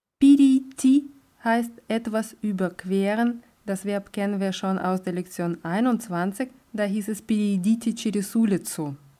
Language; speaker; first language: German; non-native, fluent; Russian